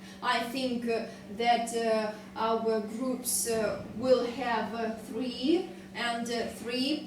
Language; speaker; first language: English; non-native, fluent; Russian